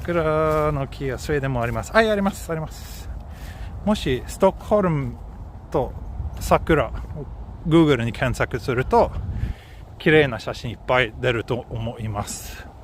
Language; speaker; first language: Japanese; non-native, fluent; Swedish